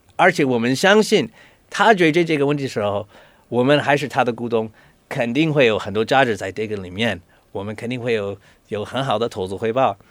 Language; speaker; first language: Chinese; non-native, fluent; English